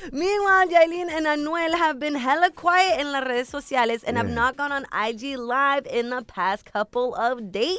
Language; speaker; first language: English; early bilingual, other home language; Spanish